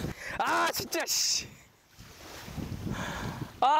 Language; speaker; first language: Korean; native; Korean